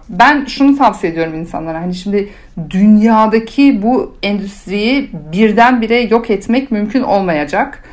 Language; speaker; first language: Turkish; early bilingual, heritage; Turkish